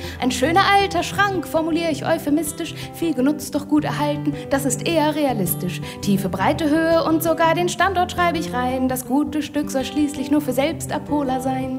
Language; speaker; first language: German; native; German